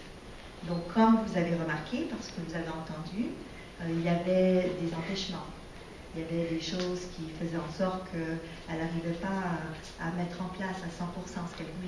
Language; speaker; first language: French; native; French